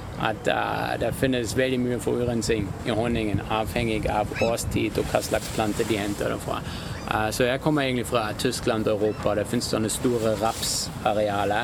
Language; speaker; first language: Norwegian; non-native, fluent; German